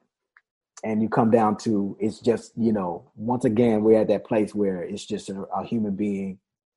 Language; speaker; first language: English; native; English